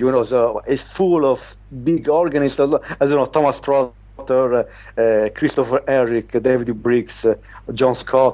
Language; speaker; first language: English; non-native, learner; Italian